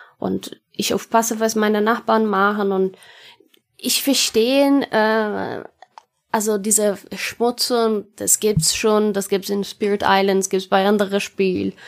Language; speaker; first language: German; non-native, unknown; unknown